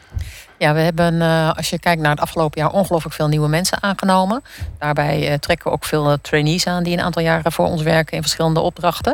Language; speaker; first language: Dutch; native; Dutch